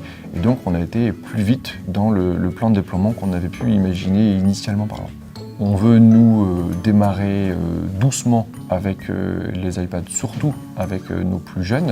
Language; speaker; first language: French; native; French